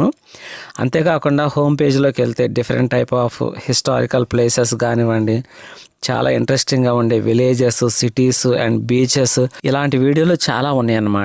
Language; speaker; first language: Telugu; native; Telugu